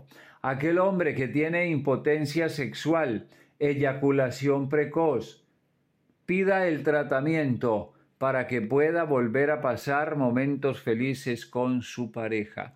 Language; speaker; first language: Spanish; native; Spanish